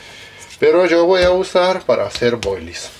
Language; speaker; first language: Spanish; non-native, learner; Russian